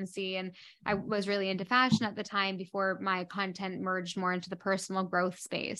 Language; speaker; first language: English; native; English